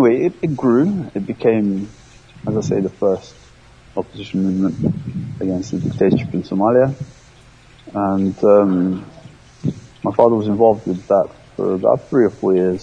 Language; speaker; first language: English; early bilingual, other home language; Somali